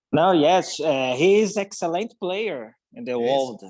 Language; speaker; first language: English; non-native, learner; Portuguese